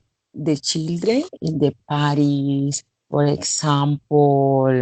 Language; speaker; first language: English; non-native, learner; Spanish